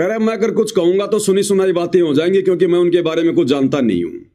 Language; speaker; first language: Hindi; native; Hindi